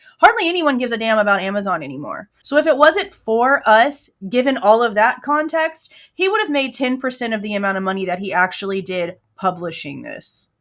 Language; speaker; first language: English; native; English